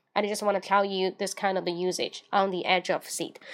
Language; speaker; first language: English; non-native, fluent; Chinese